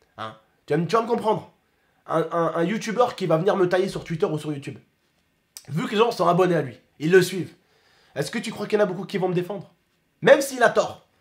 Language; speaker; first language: French; early bilingual, other home language; Arabic